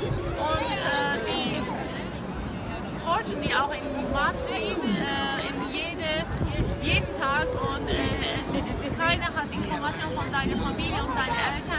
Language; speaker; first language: German; non-native, fluent; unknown